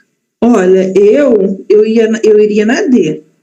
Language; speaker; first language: Portuguese; native; Portuguese